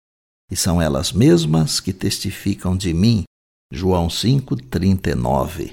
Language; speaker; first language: Portuguese; native; Portuguese